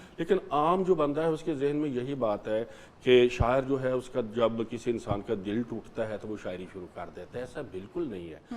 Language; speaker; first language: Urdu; non-native, local second language; Punjabi